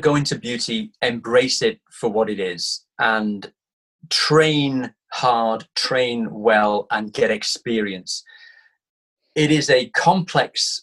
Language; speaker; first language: English; native; English